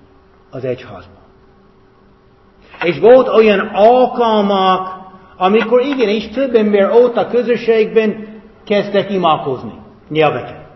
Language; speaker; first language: Hungarian; non-native, fluent; English